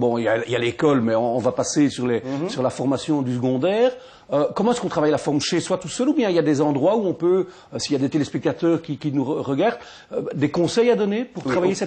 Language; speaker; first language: French; native; French